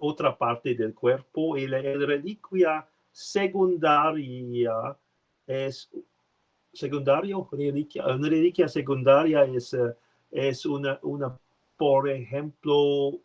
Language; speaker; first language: Spanish; non-native, learner; French